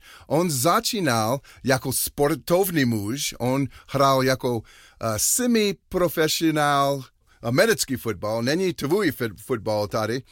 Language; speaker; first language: Czech; non-native, learner; English